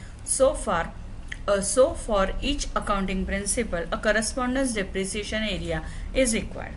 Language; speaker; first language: English; non-native, local second language; Hindi